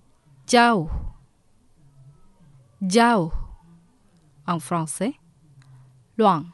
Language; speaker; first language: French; non-native, fluent; Indonesian